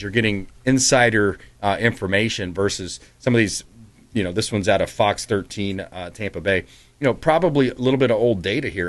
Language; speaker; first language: English; native; English